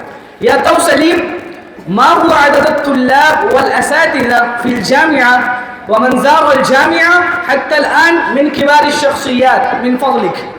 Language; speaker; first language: Arabic; non-native, learner; Urdu